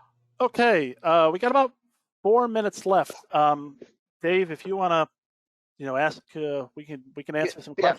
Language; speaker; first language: English; native; English